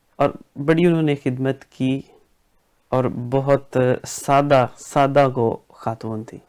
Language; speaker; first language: Urdu; non-native, local second language; Punjabi